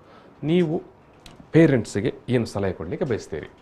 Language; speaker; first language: Kannada; native; Kannada